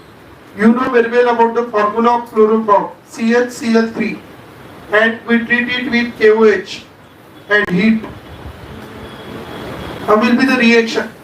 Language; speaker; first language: English; non-native, local second language; Marathi